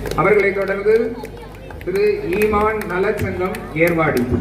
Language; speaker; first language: Tamil; native; Tamil